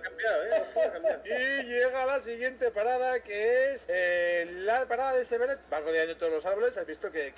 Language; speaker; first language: Spanish; native; Spanish